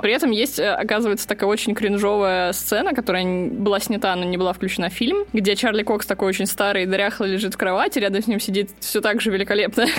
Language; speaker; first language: Russian; native; Russian